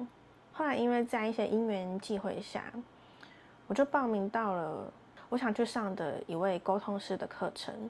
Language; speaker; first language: Chinese; native; Chinese